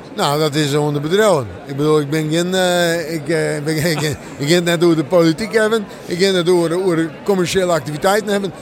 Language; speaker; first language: Dutch; non-native, local second language; Western Frisian